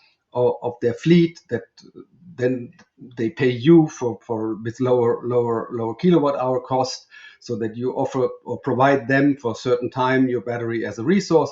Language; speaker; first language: English; non-native, fluent; German